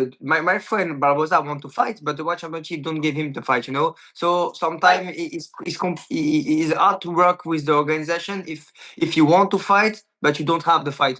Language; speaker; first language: English; non-native, learner; French